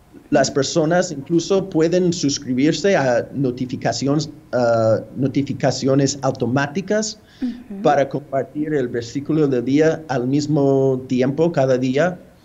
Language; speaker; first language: Spanish; non-native, fluent; English